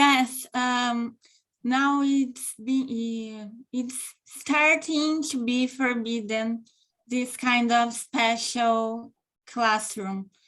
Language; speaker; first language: English; non-native, local second language; Portuguese